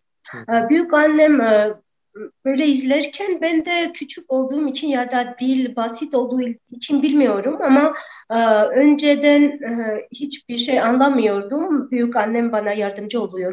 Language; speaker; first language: Turkish; non-native, fluent; Armenian